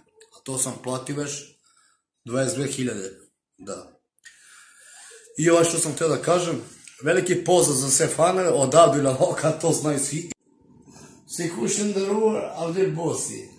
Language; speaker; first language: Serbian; non-native, local second language; Romany